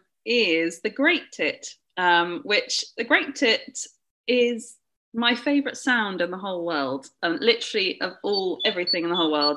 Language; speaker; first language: English; native; English